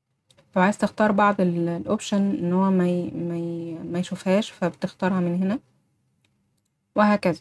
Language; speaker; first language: Arabic; native; Arabic